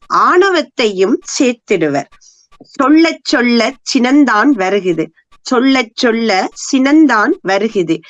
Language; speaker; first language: Tamil; native; Tamil